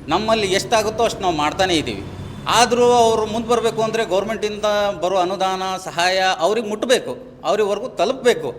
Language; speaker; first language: Kannada; native; Kannada